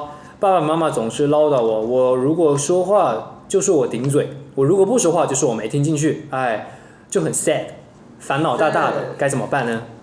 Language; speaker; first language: Chinese; native; Chinese